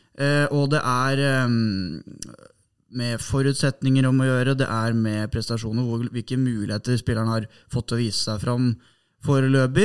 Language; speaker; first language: Norwegian; native; Norwegian